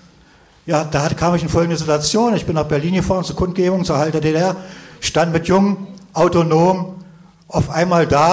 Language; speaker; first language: German; native; German